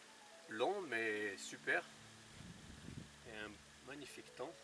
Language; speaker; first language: French; native; French